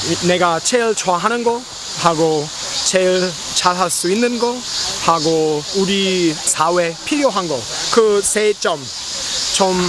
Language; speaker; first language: Korean; non-native, learner; English